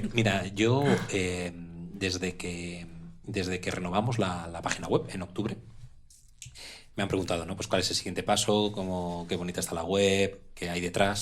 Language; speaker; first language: Spanish; native; Spanish